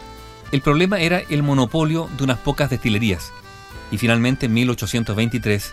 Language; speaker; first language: Spanish; native; Spanish